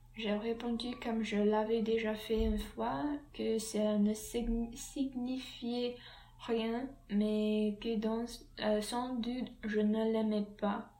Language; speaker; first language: French; non-native, learner; English